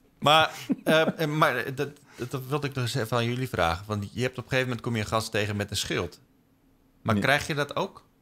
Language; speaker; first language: Dutch; native; Dutch